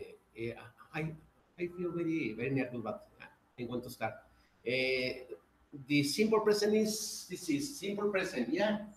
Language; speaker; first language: English; non-native, learner; Spanish